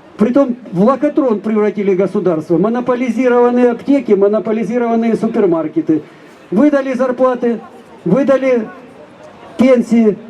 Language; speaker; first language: Russian; native; Russian